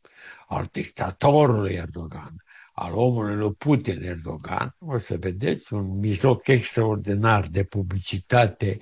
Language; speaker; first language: Romanian; native; Romanian